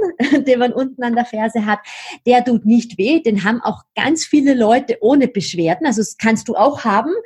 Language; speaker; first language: German; native; German